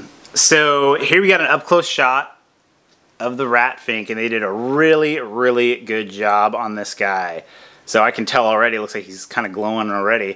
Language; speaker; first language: English; native; English